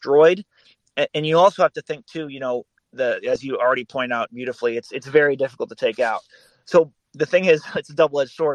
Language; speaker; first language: English; native; English